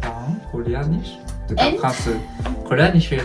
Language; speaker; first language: German; non-native, learner; Japanese